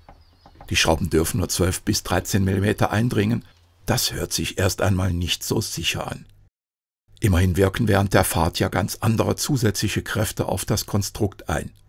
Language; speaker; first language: German; native; German